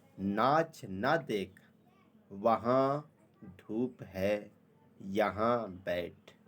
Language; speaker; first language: Urdu; native; Urdu